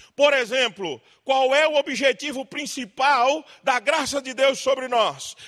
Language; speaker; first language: Portuguese; native; Portuguese